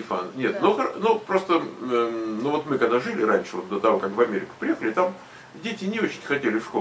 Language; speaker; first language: Russian; native; Russian